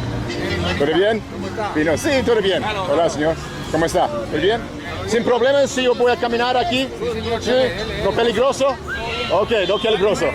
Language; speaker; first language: Spanish; non-native, learner; English